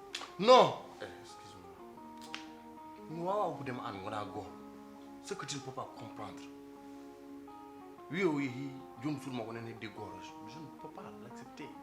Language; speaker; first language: French; non-native, local second language; Fula